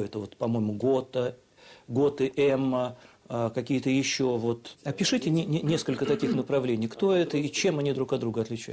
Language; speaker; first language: Russian; native; Russian